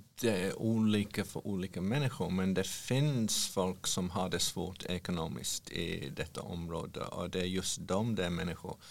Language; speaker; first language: Swedish; non-native, fluent; English